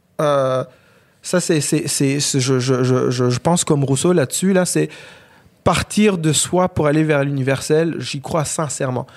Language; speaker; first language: French; non-native, local second language; Kinyarwanda